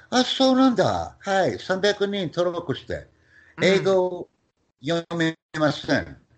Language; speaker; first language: Japanese; non-native, learner; English